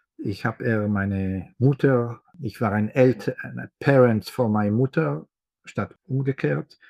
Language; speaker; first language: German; non-native, fluent; Hebrew